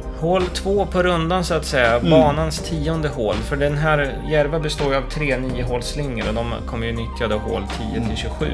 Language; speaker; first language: Swedish; native; Swedish